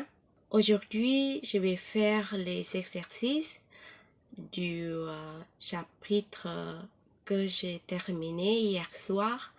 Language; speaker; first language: French; non-native, learner; Thai